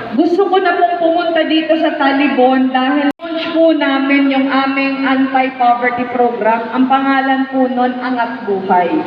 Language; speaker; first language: Filipino; non-native, local second language; Bikol